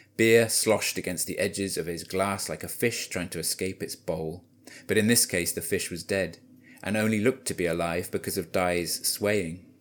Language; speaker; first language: English; native; English